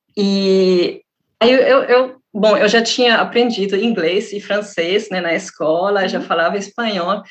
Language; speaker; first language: Portuguese; non-native, fluent; German